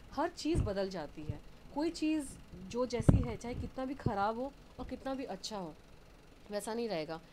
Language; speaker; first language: Hindi; non-native, local second language; Bangla